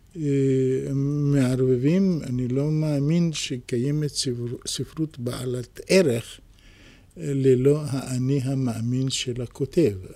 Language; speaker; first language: Hebrew; native; Hebrew